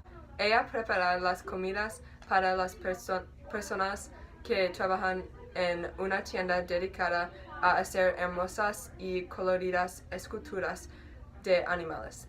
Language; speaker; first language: Spanish; non-native, learner; English